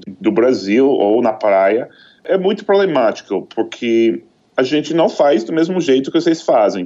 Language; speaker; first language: Portuguese; non-native, fluent; English